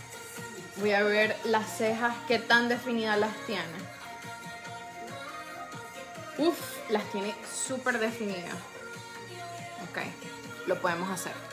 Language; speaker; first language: Spanish; native; Spanish